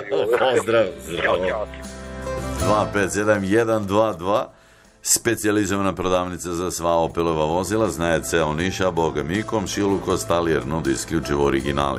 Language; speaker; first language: Serbian; native; Serbian